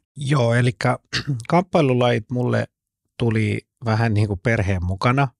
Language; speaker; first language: Finnish; early bilingual, other home language; Persian